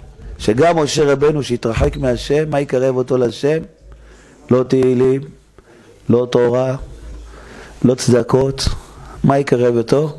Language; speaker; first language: Hebrew; native; Hebrew